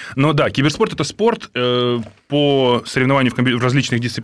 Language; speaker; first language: Ukrainian; non-native, local second language; Russian